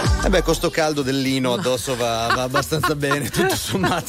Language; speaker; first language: Italian; native; Italian